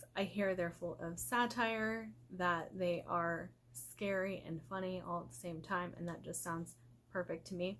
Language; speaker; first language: English; native; English